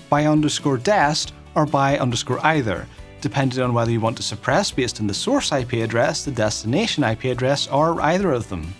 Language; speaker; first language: English; native; English